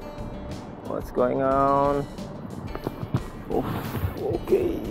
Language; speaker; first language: English; non-native, learner; Indonesian